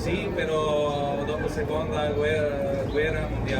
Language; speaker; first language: Italian; non-native, local second language; Slovenian